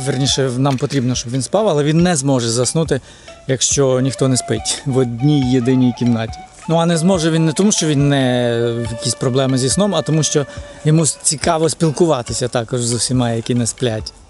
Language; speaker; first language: Ukrainian; native; Ukrainian